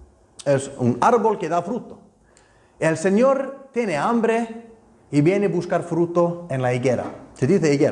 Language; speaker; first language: Spanish; non-native, fluent; Icelandic